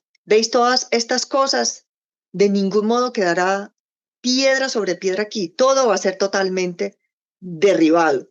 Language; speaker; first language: Spanish; native; Spanish